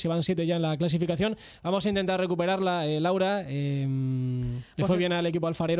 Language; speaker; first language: Spanish; native; Spanish